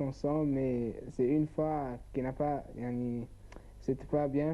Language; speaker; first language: French; non-native, learner; Arabic